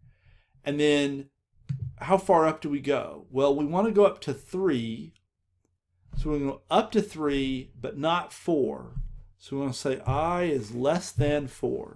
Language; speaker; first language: English; native; English